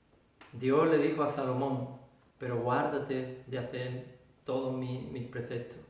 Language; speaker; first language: Spanish; native; Spanish